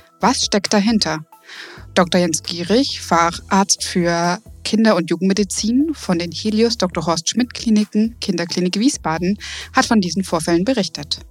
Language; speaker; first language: German; native; German